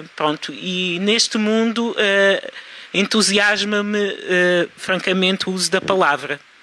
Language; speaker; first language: Portuguese; early bilingual, other home language; Kabuverdianu